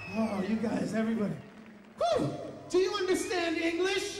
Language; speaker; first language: English; native; English